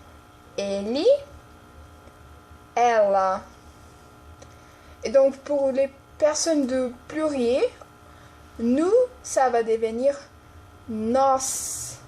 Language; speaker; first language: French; non-native, fluent; Portuguese